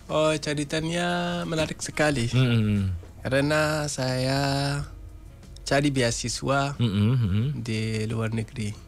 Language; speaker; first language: Indonesian; non-native, learner; Hausa